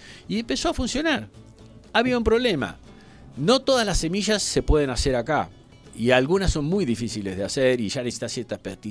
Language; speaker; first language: Spanish; native; Spanish